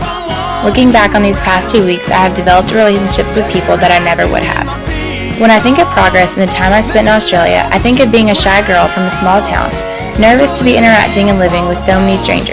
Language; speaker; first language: English; native; English